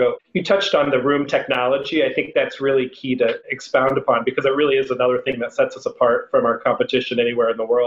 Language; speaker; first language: English; native; English